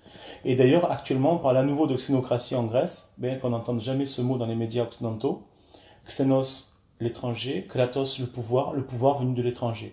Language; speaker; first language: French; native; French